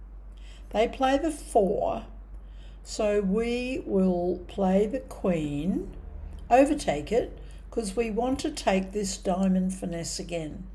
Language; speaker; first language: English; native; English